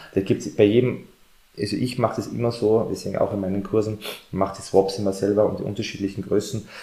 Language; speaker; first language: German; native; German